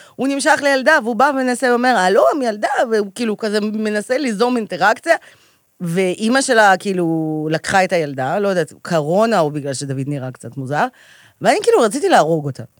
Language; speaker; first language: Hebrew; early bilingual, other home language; Russian